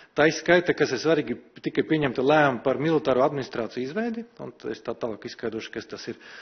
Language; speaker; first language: Latvian; non-native, local second language; Russian